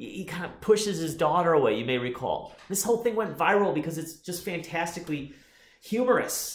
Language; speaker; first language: English; native; English